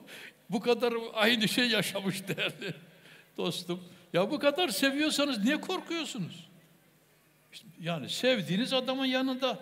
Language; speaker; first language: Turkish; native; Turkish